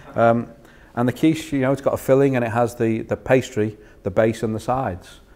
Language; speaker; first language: English; native; English